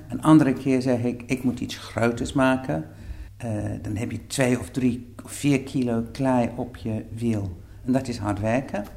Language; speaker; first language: Dutch; non-native, fluent; English